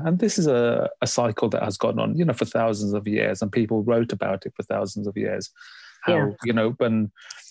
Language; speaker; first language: English; native; English